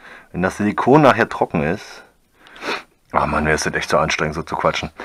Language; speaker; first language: German; native; German